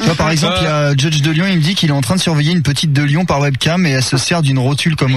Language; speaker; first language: French; native; French